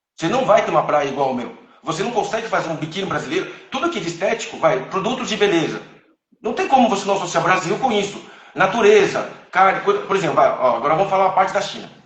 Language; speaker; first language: Portuguese; non-native, fluent; Chinese